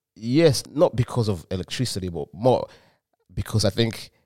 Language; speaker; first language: English; non-native, local second language; Yoruba